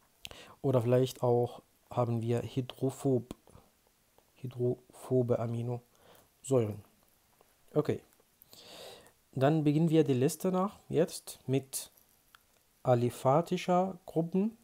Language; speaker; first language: German; non-native, fluent; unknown